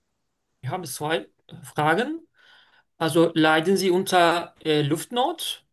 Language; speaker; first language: German; non-native, learner; Turkish